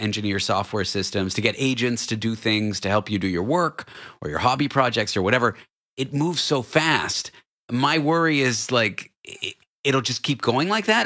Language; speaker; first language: English; native; English